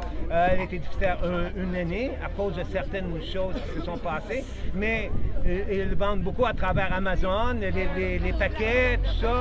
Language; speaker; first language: French; native; French